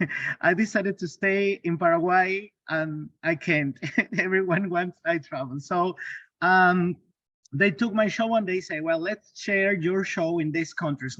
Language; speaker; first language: English; non-native, learner; Spanish